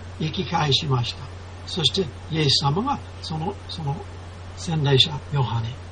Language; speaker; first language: Japanese; non-native, fluent; English